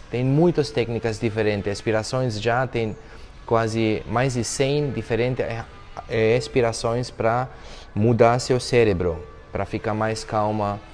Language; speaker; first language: Portuguese; non-native, fluent; German